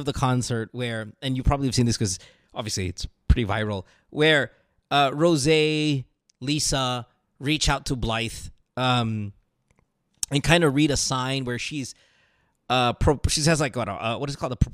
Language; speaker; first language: English; non-native, local second language; Filipino